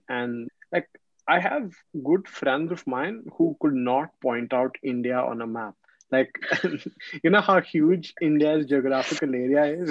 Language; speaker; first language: English; non-native, local second language; Hindi